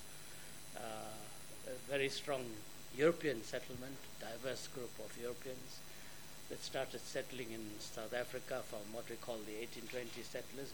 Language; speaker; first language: English; native; English